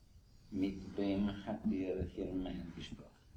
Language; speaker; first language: German; non-native, fluent; Italian